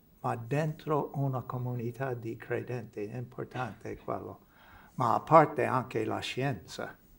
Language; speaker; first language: Italian; non-native, fluent; English